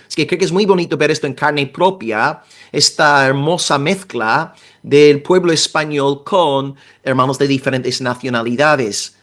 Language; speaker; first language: Spanish; non-native, fluent; English